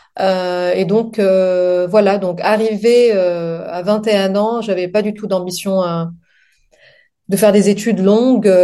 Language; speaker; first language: French; non-native, local second language; Arabic